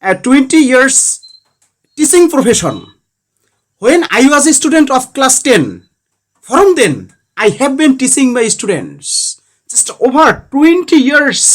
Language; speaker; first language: English; non-native, learner; Bangla